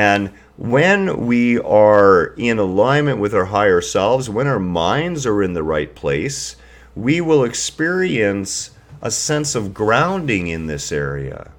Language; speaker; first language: English; native; English